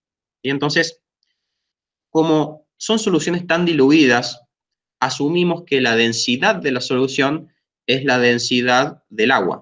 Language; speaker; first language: Spanish; native; Spanish